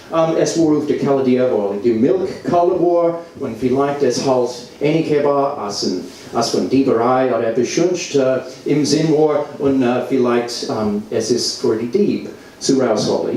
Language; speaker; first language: German; non-native, learner; English